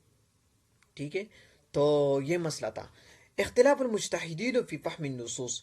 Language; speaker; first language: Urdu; non-native, local second language; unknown